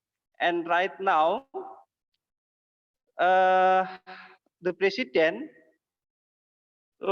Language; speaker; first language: English; non-native, learner; Indonesian